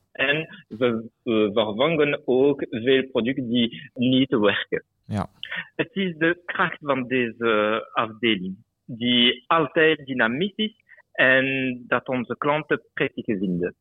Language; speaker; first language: Dutch; non-native, local second language; French